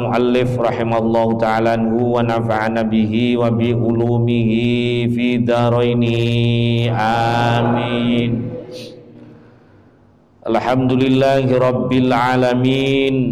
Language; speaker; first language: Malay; non-native, local second language; Javanese